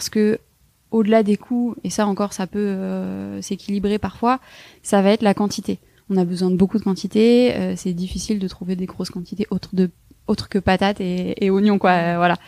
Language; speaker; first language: French; native; French